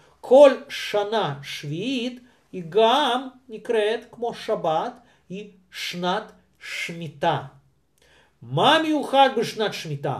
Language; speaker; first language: Hebrew; non-native, fluent; Russian